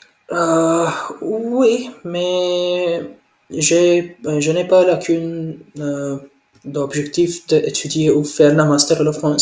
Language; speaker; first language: French; non-native, learner; Hindi